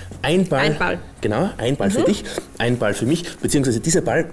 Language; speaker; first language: German; native; German